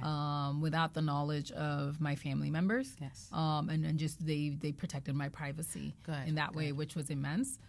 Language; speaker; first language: English; non-native, local second language; Igbo